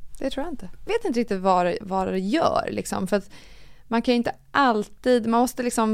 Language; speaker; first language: Swedish; native; Swedish